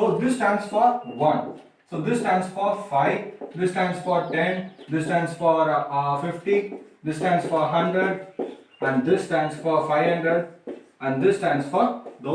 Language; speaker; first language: English; non-native, local second language; Tamil